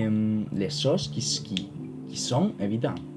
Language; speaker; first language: French; non-native, learner; Spanish